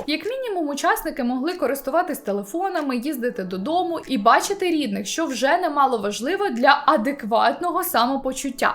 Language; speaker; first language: Ukrainian; native; Ukrainian